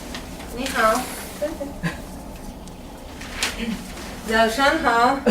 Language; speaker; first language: Chinese; non-native, learner; English